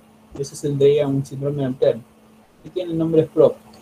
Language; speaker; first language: Spanish; native; Spanish